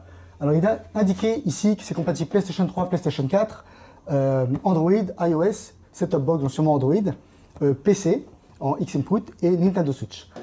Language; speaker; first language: French; native; French